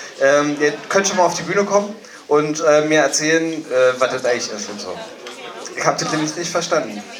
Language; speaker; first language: German; native; German